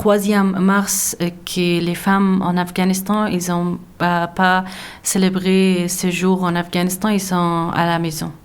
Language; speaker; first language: French; non-native, learner; Persian